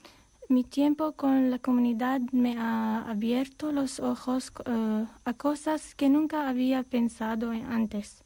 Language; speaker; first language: Spanish; non-native, fluent; Armenian